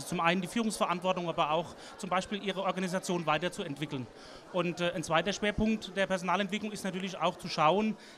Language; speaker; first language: German; native; German